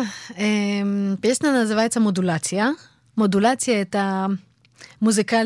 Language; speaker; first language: Russian; early bilingual, heritage; Hebrew